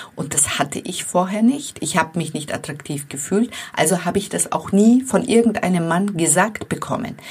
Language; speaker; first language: German; non-native, fluent; Turkish